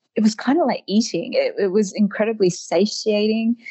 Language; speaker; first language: English; native; English